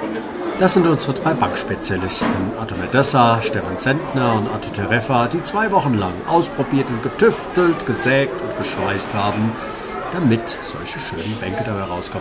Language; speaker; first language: German; native; German